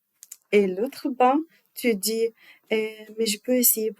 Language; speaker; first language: French; non-native, learner; Arabic